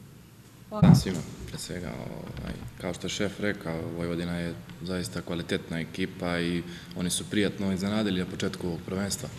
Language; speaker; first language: Bosnian; native; Bosnian